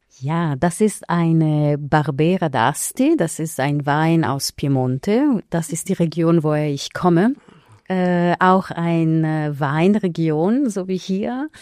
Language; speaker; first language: German; non-native, fluent; Italian